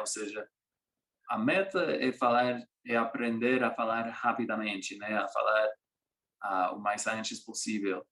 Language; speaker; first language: Portuguese; non-native, fluent; English